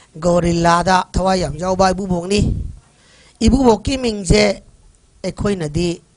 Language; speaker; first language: Manipuri; native; Manipuri